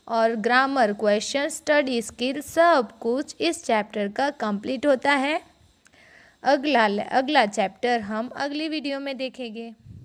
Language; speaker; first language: Hindi; non-native, local second language; Gujarati